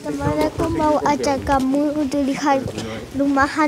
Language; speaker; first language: Indonesian; non-native, learner; Spanish